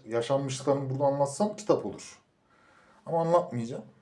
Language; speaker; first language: Turkish; native; Turkish